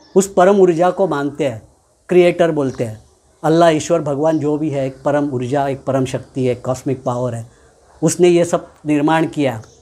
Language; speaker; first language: Hindi; non-native, local second language; Marathi